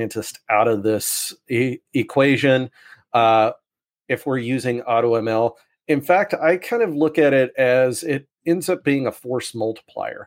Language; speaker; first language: English; native; English